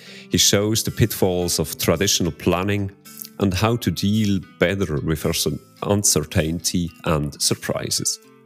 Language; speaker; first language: English; non-native, fluent; Swiss German